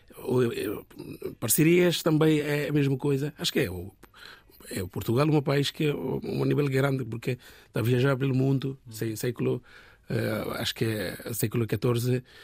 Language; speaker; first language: Portuguese; non-native, learner; Bangla